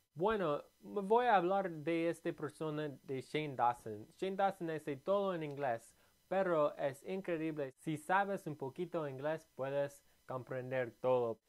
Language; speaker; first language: Spanish; non-native, learner; English